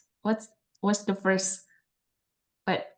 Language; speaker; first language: English; non-native, learner; Indonesian